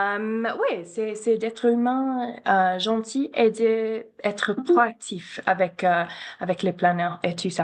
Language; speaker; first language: French; non-native, learner; English